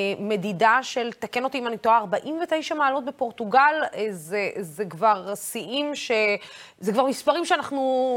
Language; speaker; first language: Hebrew; non-native, local second language; Arabic